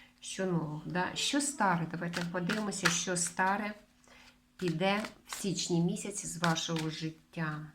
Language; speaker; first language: Ukrainian; non-native, local second language; Russian